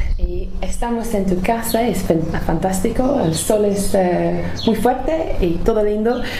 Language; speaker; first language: Spanish; non-native, learner; English